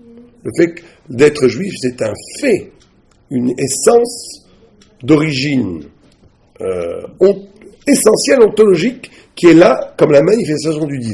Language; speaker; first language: French; native; French